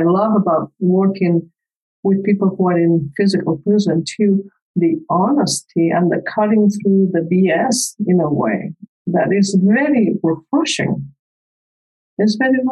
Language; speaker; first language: English; non-native, fluent; Spanish